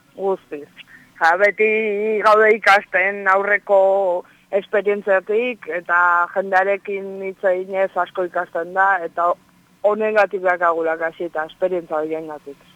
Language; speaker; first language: Basque; non-native, local second language; Spanish